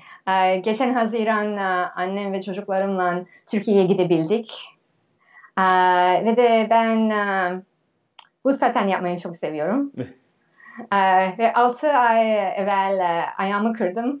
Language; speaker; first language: Turkish; early bilingual, heritage; Turkish